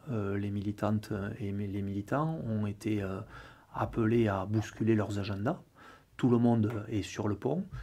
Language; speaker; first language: French; native; French